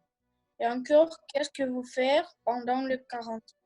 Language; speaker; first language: French; non-native, learner; Russian